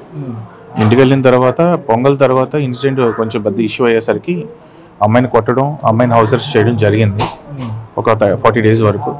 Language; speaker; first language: Telugu; native; Telugu